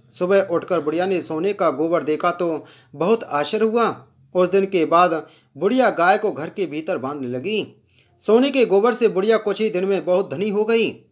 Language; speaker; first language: Hindi; native; Hindi